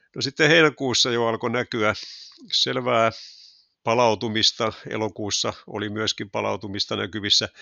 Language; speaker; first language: Finnish; native; Finnish